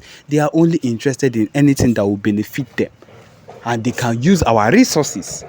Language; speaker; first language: English; native; English